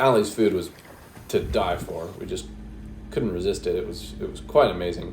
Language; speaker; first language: English; native; English